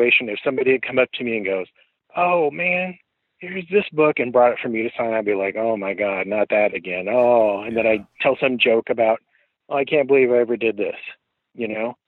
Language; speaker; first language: English; native; English